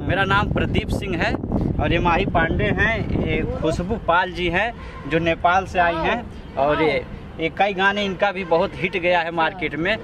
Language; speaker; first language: Hindi; native; Hindi